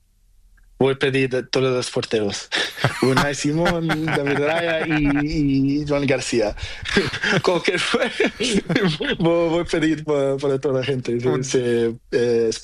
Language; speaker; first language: Spanish; non-native, learner; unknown